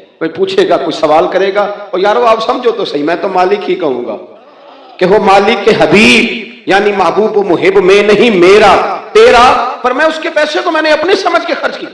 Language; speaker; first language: Urdu; non-native, local second language; Punjabi